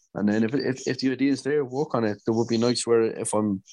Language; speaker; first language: English; native; English